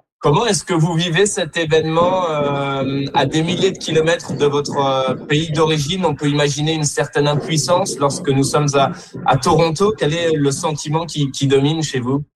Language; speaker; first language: French; native; French